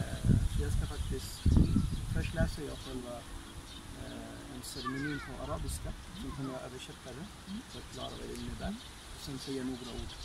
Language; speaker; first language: Swedish; non-native, fluent; Arabic